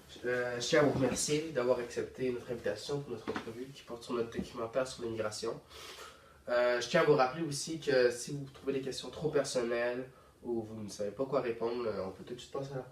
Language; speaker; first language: French; native; French